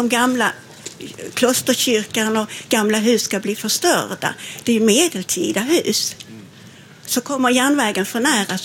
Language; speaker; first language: Swedish; native; Swedish